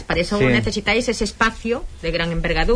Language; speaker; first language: Spanish; native; Spanish